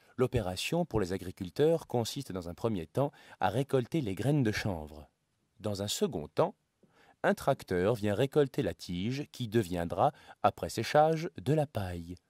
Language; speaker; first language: French; native; French